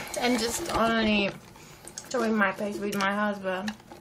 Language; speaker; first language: English; non-native, learner; Turkish